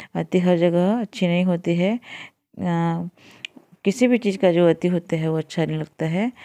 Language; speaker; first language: Hindi; non-native, local second language; Odia